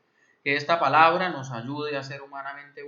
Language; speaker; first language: Spanish; native; Spanish